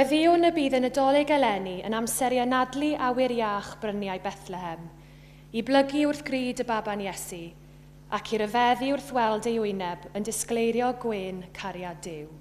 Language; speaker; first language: Welsh; native; Welsh